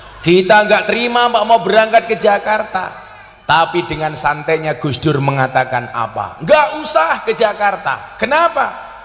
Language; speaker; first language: Indonesian; native; Indonesian